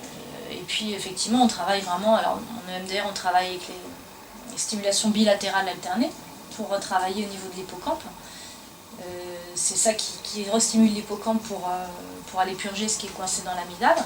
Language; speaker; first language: French; native; French